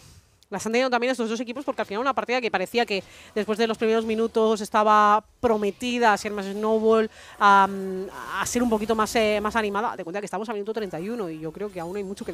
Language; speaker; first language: Spanish; native; Spanish